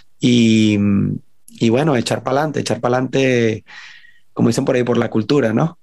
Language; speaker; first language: Spanish; native; Spanish